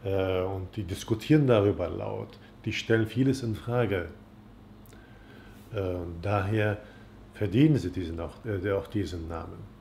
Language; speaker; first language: German; non-native, fluent; Turkish